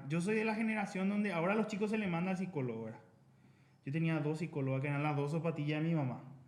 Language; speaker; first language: Spanish; native; Spanish